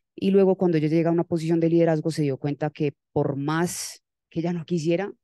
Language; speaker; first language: Spanish; native; Spanish